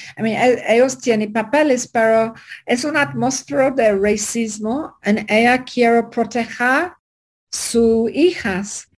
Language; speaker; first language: Spanish; non-native, learner; English